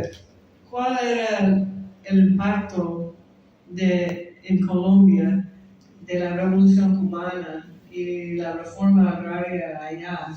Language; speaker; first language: Spanish; non-native, learner; English